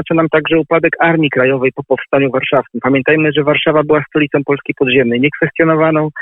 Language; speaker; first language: Polish; native; Polish